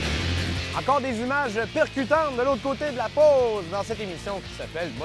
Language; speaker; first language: French; native; French